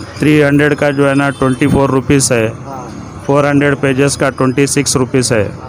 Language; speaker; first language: Hindi; native; Hindi